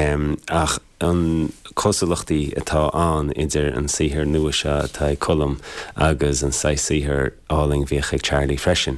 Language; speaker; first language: Irish; native; Irish